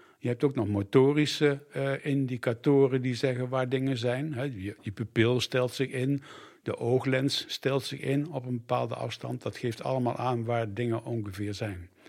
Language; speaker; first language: Dutch; native; Dutch